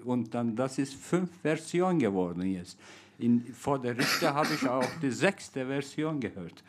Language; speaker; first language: German; non-native, fluent; Turkish